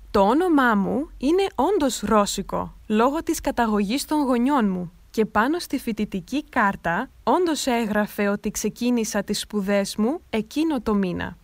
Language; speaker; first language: Greek; native; Greek